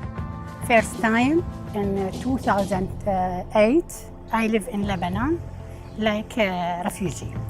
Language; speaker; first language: English; non-native, learner; Arabic